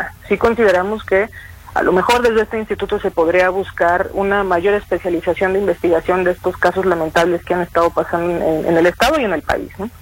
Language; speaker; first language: Spanish; native; Spanish